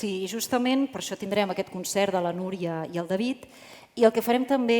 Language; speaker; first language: Catalan; native; Catalan